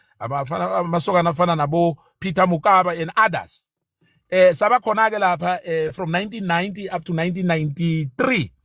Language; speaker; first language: Zulu; non-native, local second language; South Ndebele